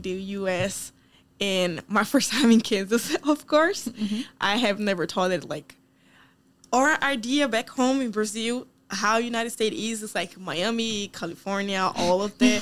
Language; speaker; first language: English; non-native, fluent; Portuguese